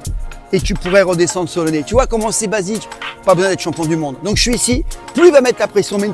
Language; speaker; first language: French; native; French